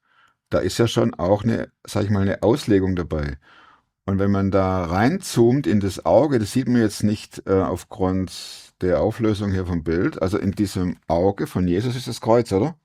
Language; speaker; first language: German; native; German